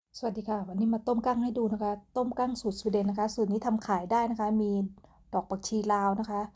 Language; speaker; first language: Thai; native; Thai